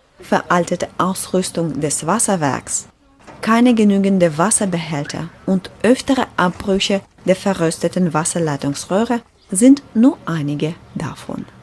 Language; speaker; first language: German; non-native, fluent; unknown